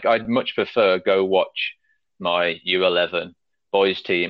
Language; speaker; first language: English; native; English